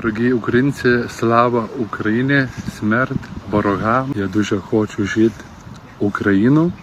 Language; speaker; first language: Ukrainian; non-native, learner; Lithuanian